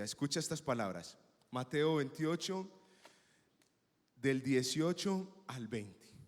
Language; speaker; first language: Spanish; native; Spanish